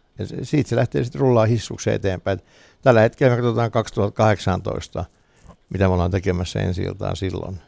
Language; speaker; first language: Finnish; native; Finnish